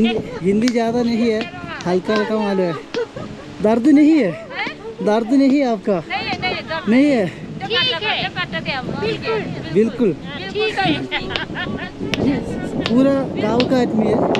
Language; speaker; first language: Hindi; non-native, local second language; Malayalam